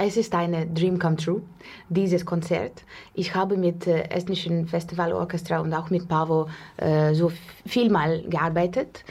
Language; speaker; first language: German; non-native, learner; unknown